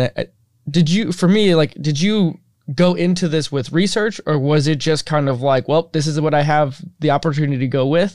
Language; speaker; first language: English; native; English